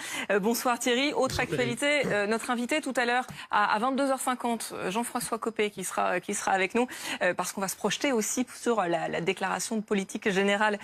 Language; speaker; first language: French; native; French